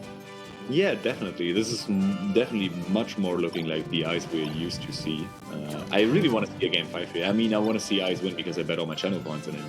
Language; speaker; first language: English; non-native, fluent; German